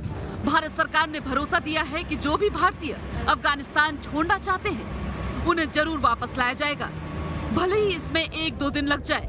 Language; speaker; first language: Hindi; native; Hindi